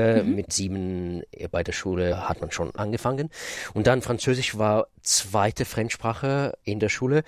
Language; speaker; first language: German; non-native, fluent; Russian